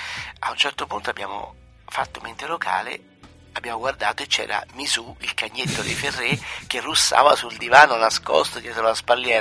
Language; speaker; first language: Italian; native; Italian